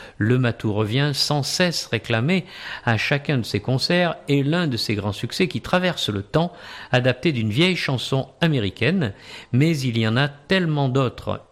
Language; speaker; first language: French; native; French